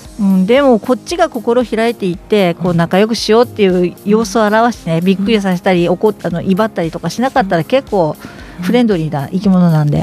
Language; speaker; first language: Japanese; native; Japanese